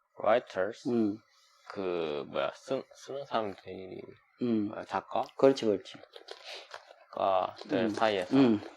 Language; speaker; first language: Korean; non-native, learner; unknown